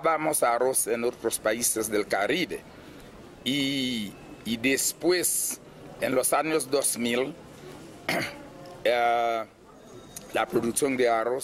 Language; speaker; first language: Spanish; non-native, fluent; Haitian Creole